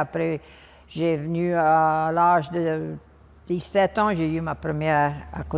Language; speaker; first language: French; non-native, local second language; English